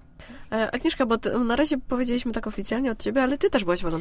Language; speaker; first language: Polish; native; Polish